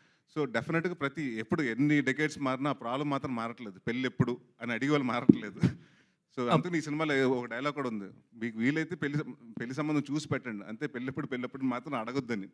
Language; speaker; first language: Telugu; native; Telugu